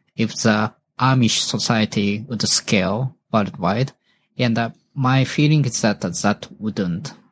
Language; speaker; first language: English; non-native, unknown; Japanese